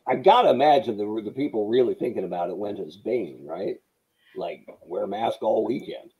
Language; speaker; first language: English; native; English